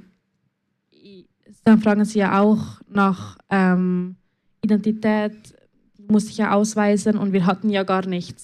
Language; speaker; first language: German; early bilingual, other home language; Spanish